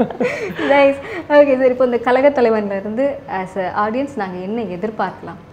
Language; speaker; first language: Tamil; native; Tamil